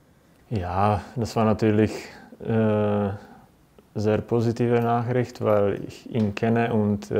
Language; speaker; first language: German; non-native, fluent; Czech